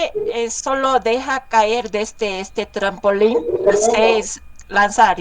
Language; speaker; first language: Spanish; non-native, learner; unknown